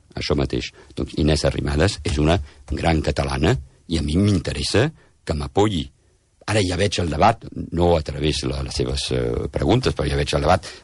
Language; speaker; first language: Catalan; early bilingual, heritage; Catalan